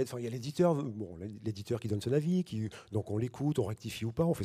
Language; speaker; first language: French; native; French